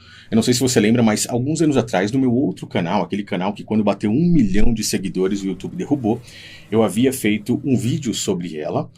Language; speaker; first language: Portuguese; native; Portuguese